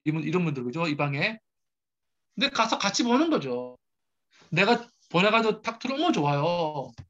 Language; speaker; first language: Korean; native; Korean